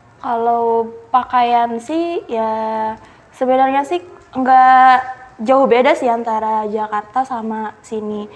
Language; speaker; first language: Indonesian; native; Indonesian